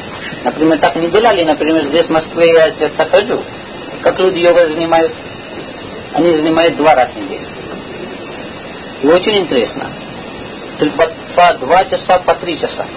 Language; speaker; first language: Russian; non-native, learner; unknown